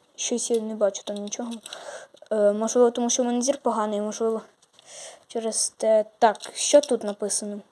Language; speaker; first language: Ukrainian; native; Ukrainian